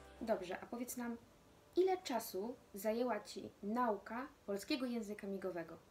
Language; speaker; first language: Polish; native; Polish